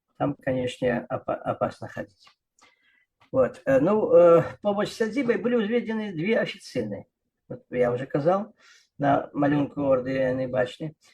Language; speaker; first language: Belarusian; non-native, local second language; Russian